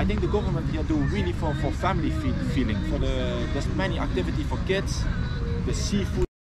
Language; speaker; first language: English; non-native, fluent; Dutch